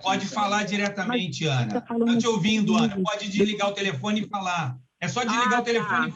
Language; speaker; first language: Portuguese; native; Portuguese